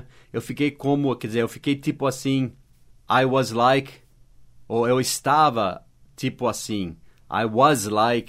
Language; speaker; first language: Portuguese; non-native, fluent; English